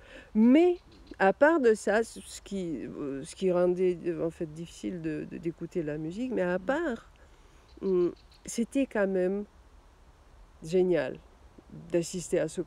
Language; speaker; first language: French; non-native, fluent; Russian